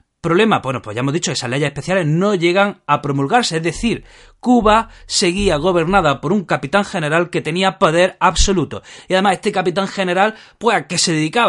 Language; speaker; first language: Spanish; native; Spanish